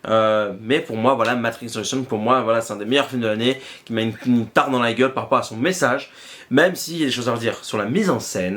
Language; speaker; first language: French; native; French